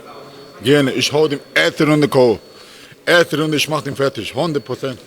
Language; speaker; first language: German; non-native, learner; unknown